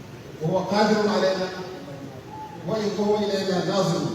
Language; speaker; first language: Arabic; non-native, fluent; Wolof